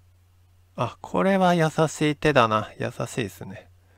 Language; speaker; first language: Japanese; native; Japanese